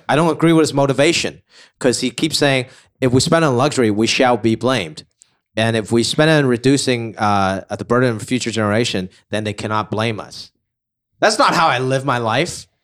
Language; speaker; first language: English; non-native, local second language; Cantonese